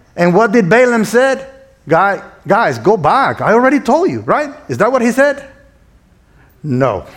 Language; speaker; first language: English; non-native, fluent; Spanish